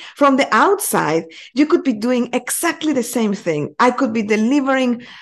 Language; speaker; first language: English; non-native, fluent; Spanish